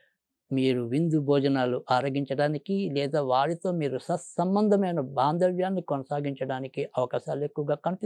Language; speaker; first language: Telugu; native; Telugu